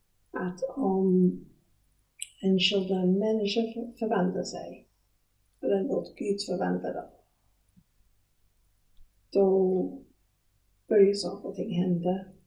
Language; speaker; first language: Swedish; non-native, fluent; English